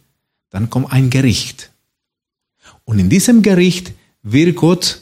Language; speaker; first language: German; non-native, fluent; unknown